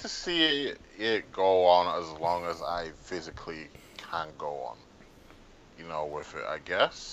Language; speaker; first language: English; native; English